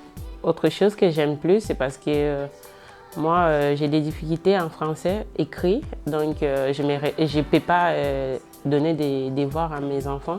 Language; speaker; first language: French; non-native, fluent; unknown